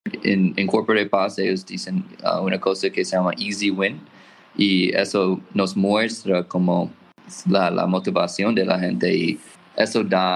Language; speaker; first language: Spanish; non-native, fluent; English